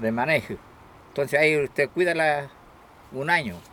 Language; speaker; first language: Spanish; native; Spanish